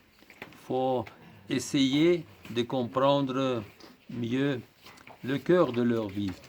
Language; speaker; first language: French; non-native, fluent; Russian